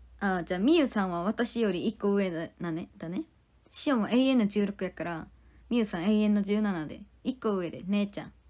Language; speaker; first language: Japanese; non-native, fluent; Korean